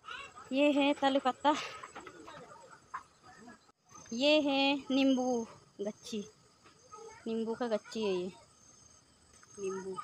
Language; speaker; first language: Hindi; non-native, local second language; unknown